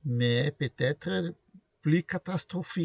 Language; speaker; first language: French; non-native, learner; Portuguese